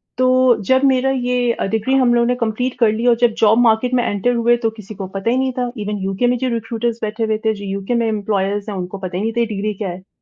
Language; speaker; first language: Hindi; early bilingual, heritage; Urdu